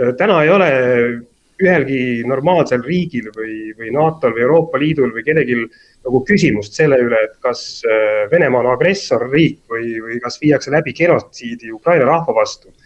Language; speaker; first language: Estonian; native; Estonian